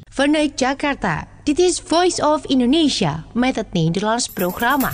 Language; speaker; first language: Dutch; non-native, fluent; Indonesian